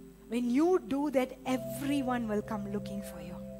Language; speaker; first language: English; non-native, local second language; Tamil